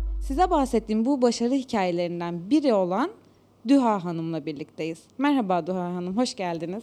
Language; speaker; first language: Turkish; native; Turkish